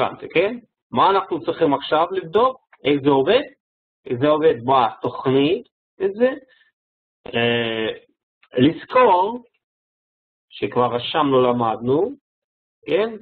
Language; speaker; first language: Hebrew; non-native, fluent; Russian